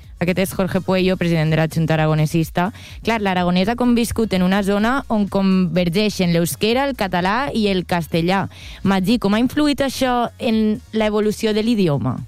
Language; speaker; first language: Catalan; native; Catalan